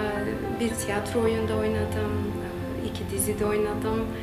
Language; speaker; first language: Turkish; non-native, fluent; Macedonian